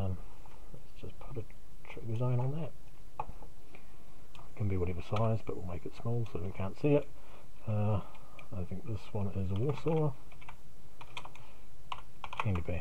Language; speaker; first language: English; native; English